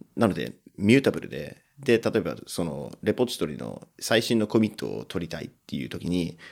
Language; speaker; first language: Japanese; non-native, fluent; English